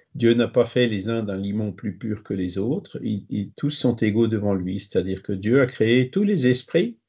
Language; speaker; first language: French; native; French